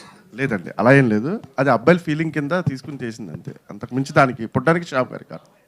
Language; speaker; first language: Telugu; native; Telugu